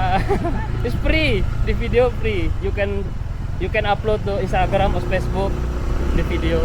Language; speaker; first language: English; non-native, learner; Indonesian